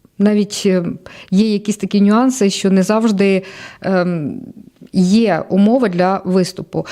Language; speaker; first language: Ukrainian; native; Ukrainian